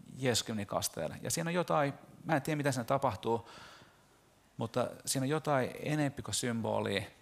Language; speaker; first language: Finnish; early bilingual, heritage; Finnish